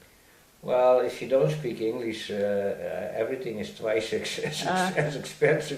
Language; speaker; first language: English; non-native, fluent; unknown